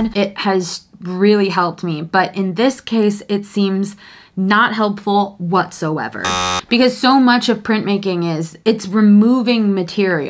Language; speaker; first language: English; native; English